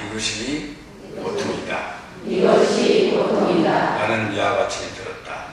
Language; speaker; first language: Korean; native; Korean